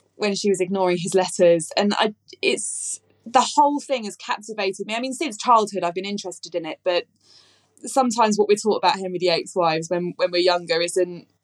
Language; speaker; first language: English; native; English